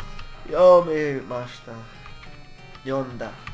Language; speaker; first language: Japanese; non-native, learner; English